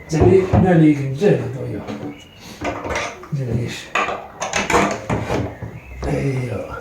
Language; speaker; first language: Chinese; non-native, fluent; Italian